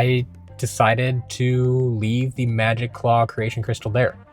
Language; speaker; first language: English; native; English